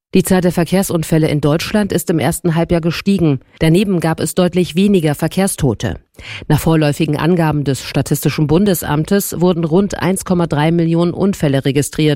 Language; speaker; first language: German; native; German